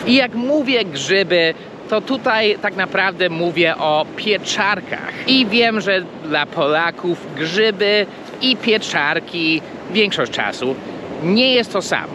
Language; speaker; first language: Polish; early bilingual, heritage; Polish